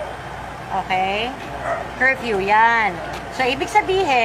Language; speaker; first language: Filipino; native; Filipino